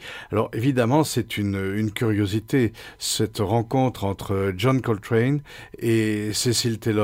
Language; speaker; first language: French; native; French